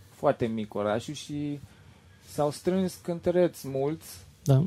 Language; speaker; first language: Romanian; early bilingual, heritage; Romanian